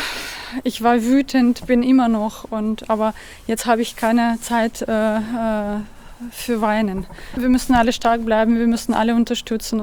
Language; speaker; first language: German; non-native, fluent; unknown